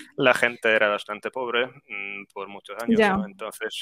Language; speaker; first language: Spanish; non-native, fluent; Polish